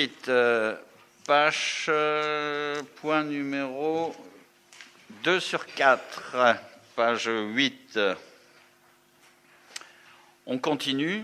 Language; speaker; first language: French; native; French